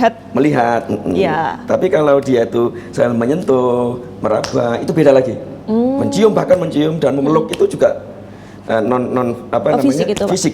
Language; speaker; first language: Indonesian; native; Indonesian